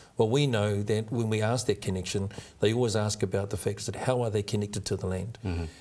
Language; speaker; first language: English; native; English